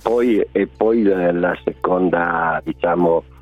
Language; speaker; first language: Italian; native; Italian